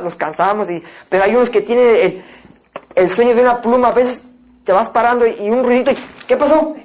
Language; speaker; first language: Spanish; native; Spanish